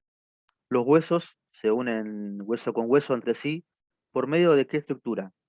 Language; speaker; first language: Spanish; native; Spanish